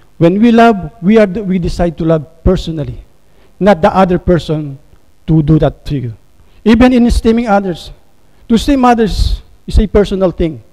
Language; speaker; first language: English; non-native, local second language; Filipino